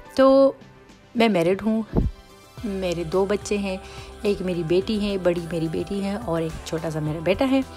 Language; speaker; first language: Urdu; native; Urdu